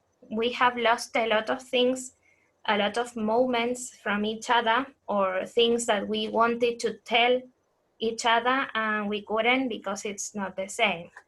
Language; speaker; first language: English; non-native, fluent; Spanish